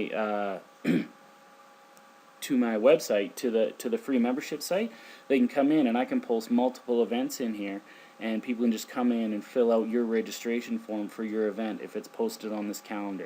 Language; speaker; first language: English; native; English